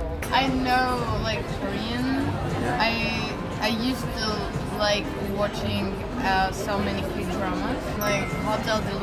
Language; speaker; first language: English; non-native, fluent; Czech